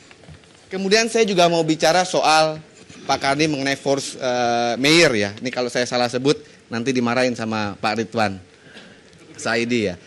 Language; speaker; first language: Indonesian; native; Indonesian